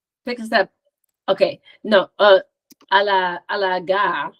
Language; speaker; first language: French; non-native, learner; English